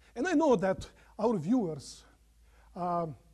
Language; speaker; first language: English; non-native, fluent; Croatian